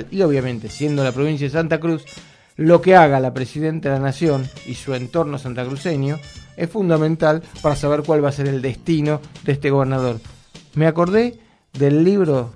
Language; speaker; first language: Spanish; native; Spanish